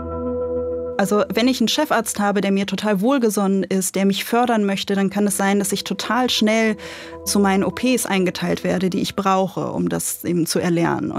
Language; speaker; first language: German; native; German